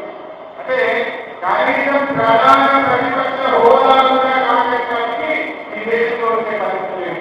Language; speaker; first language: Telugu; native; Telugu